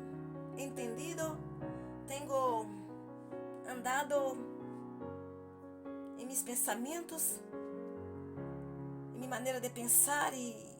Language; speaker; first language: Spanish; non-native, learner; Portuguese